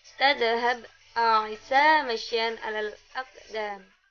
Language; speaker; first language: Arabic; non-native, learner; Indonesian